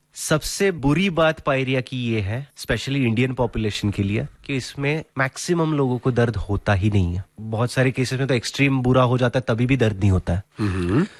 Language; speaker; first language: Hindi; non-native, local second language; Marathi